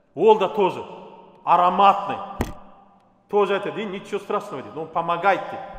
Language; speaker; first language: Russian; non-native, local second language; Kazakh